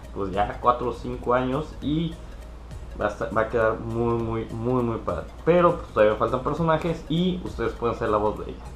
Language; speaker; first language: Spanish; native; Spanish